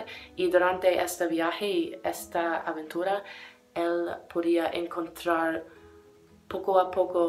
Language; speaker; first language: Spanish; non-native, learner; English